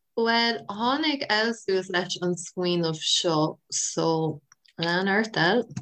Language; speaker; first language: Irish; non-native, local second language; English